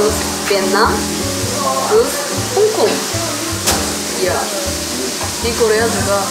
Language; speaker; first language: Indonesian; non-native, learner; Korean